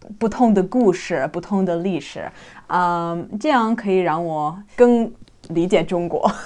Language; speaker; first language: Chinese; non-native, learner; English